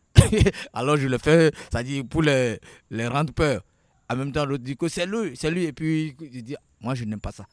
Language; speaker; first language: French; non-native, local second language; Ewe